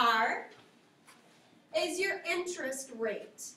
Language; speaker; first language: English; native; English